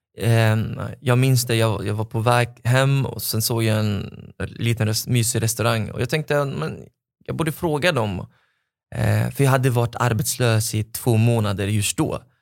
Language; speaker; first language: Swedish; non-native, fluent; Arabic